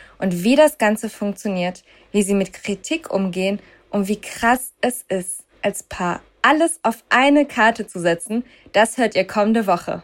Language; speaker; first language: German; native; German